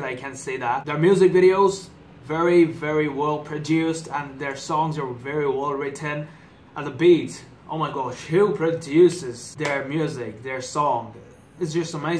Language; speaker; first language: English; non-native, fluent; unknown